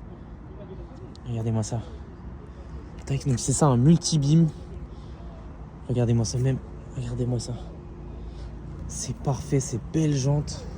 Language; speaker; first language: French; native; French